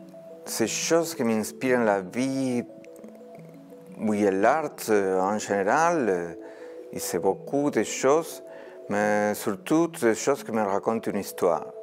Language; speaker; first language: French; non-native, fluent; Spanish